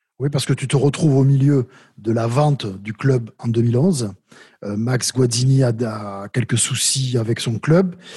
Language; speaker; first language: French; native; French